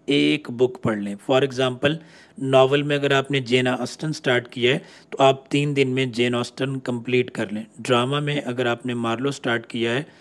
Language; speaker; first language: Urdu; non-native, local second language; Punjabi